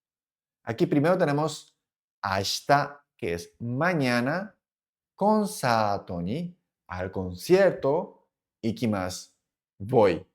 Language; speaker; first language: Spanish; non-native, fluent; Japanese